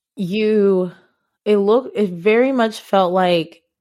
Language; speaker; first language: English; non-native, local second language; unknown